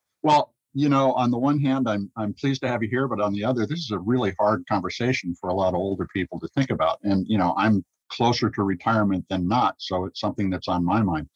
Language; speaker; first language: English; native; English